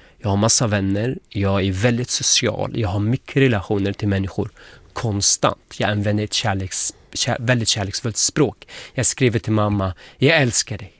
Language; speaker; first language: Swedish; non-native, fluent; Arabic